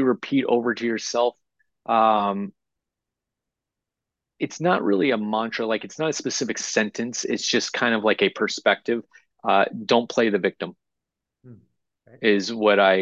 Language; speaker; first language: English; native; English